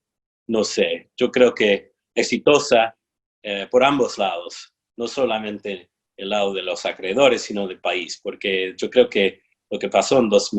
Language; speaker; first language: Spanish; non-native, fluent; English